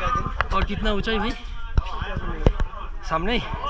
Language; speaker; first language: Hindi; non-native, local second language; Bangla